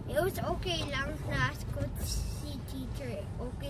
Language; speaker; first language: Filipino; early bilingual, heritage; Filipino